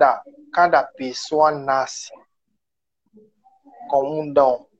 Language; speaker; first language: Portuguese; non-native, learner; French